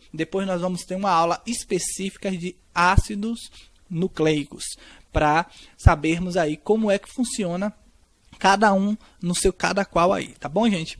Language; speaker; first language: Portuguese; native; Portuguese